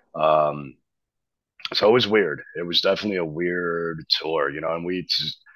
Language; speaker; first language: English; native; English